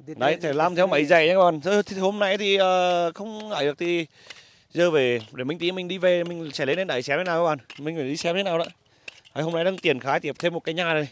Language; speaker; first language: Vietnamese; native; Vietnamese